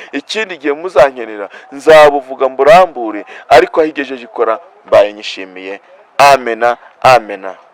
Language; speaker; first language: Kinyarwanda; non-native, local second language; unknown